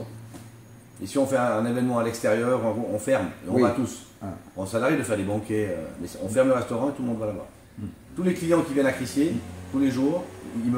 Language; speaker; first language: French; native; French